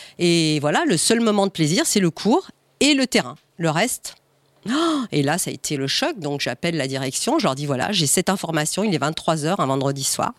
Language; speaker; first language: French; native; French